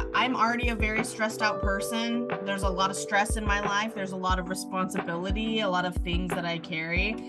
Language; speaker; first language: English; native; English